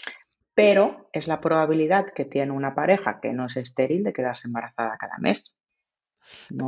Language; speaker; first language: Spanish; native; Spanish